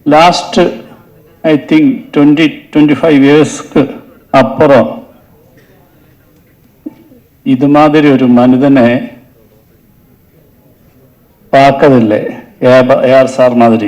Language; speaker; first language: Tamil; non-native, learner; Malayalam